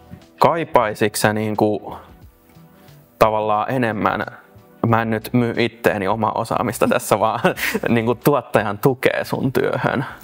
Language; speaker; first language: Finnish; native; Finnish